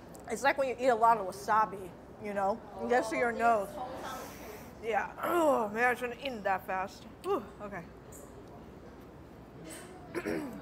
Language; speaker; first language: English; early bilingual, other home language; Chinese